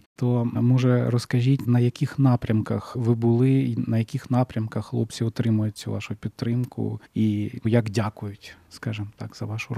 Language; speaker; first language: Ukrainian; native; Ukrainian